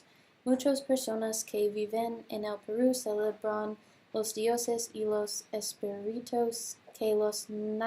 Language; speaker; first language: Spanish; non-native, learner; English